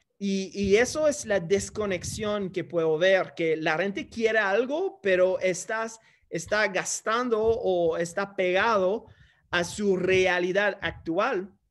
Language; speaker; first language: Spanish; non-native, fluent; English